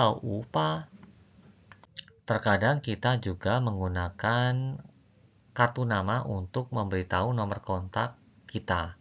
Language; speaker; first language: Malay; non-native, fluent; Chinese